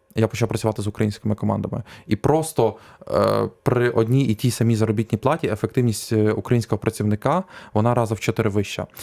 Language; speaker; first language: Ukrainian; native; Ukrainian